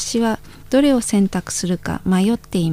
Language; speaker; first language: Japanese; non-native, fluent; Indonesian